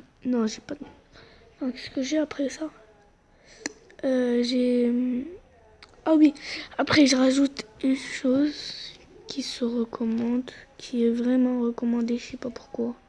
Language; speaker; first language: French; non-native, local second language; Arabic